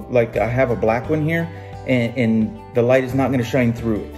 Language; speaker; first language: English; native; English